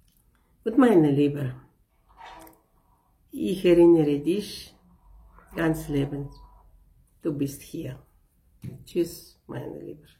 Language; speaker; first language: German; non-native, learner; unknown